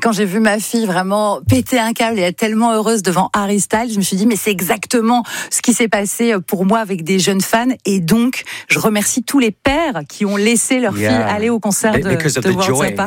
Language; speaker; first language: French; native; French